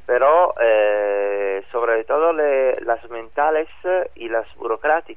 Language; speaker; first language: Spanish; non-native, learner; Italian